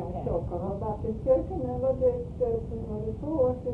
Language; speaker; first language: Swedish; early bilingual, other home language; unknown